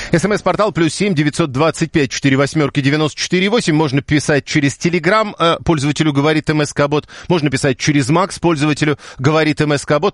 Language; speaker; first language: Russian; native; Russian